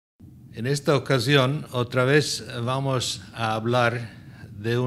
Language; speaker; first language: Spanish; non-native, fluent; Italian